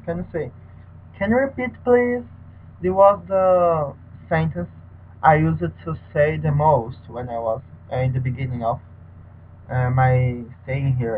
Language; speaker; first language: English; non-native, learner; Portuguese